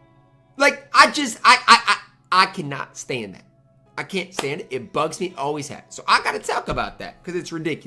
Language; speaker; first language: English; native; English